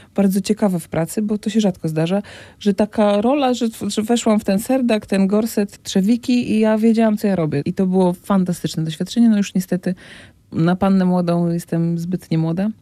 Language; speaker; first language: Polish; native; Polish